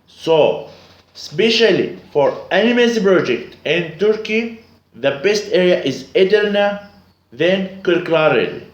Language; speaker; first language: English; non-native, learner; Arabic